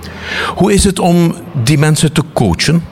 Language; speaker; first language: Dutch; native; Dutch